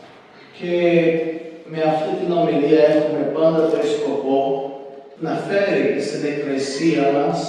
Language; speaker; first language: Greek; non-native, fluent; Portuguese